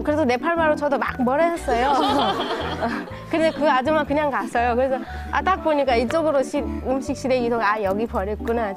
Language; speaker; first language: Korean; non-native, learner; Nepali